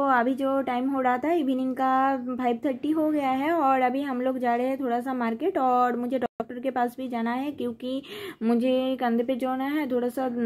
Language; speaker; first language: Hindi; non-native, local second language; Bangla